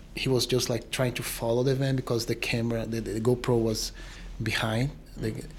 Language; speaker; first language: English; non-native, fluent; Portuguese